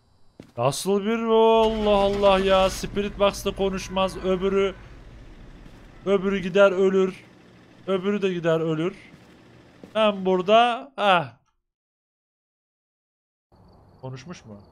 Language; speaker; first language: Turkish; native; Turkish